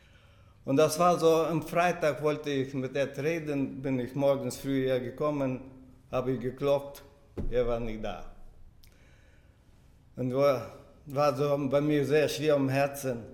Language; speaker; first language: German; non-native, fluent; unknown